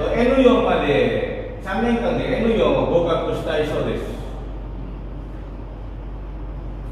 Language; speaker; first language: Japanese; non-native, fluent; Indonesian